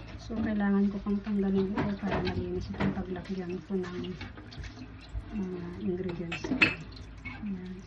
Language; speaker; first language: Filipino; native; Filipino